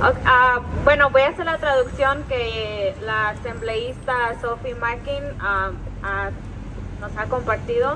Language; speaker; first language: Spanish; early bilingual, other home language; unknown